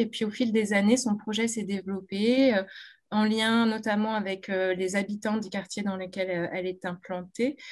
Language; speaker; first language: French; native; French